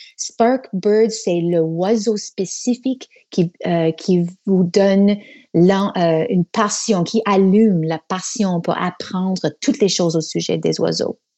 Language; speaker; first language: French; non-native, fluent; English